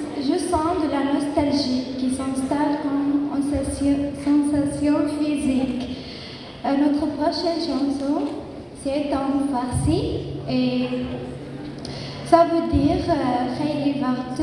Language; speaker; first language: French; non-native, fluent; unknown